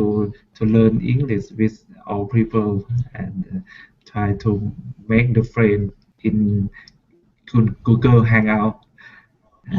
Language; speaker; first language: English; non-native, learner; Thai